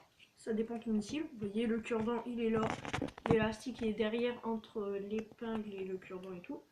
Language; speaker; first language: French; native; French